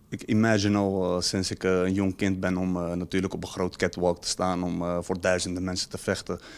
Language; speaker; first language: Dutch; native; Dutch